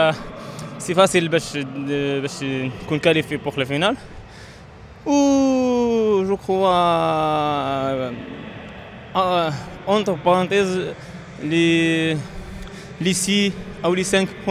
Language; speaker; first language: French; non-native, learner; Arabic